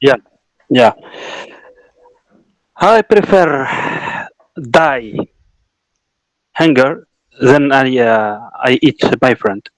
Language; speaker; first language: English; non-native, local second language; Arabic